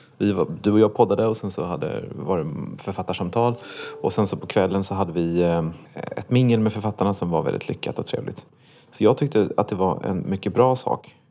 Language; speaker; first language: Swedish; native; Swedish